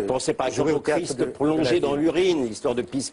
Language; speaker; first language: French; native; French